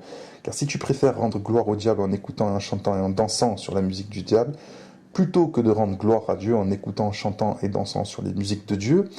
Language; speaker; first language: French; native; French